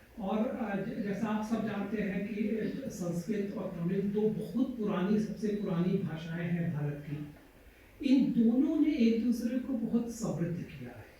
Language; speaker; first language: Hindi; native; Hindi